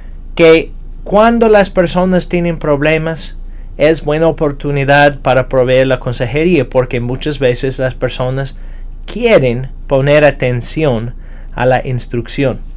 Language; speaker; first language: Spanish; non-native, fluent; English